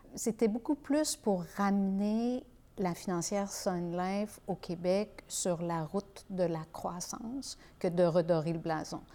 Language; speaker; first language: French; native; French